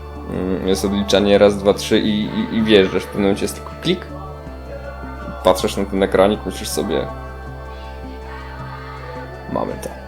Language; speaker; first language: Polish; native; Polish